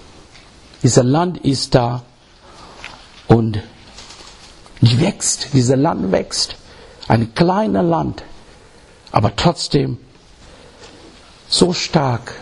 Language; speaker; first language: German; non-native, learner; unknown